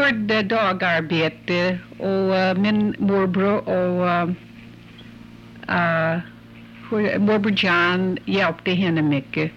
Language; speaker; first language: Swedish; early bilingual, heritage; English